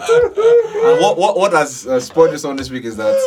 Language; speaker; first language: English; non-native, local second language; Yoruba